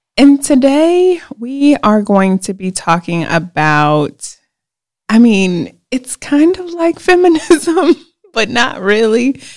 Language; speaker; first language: English; native; English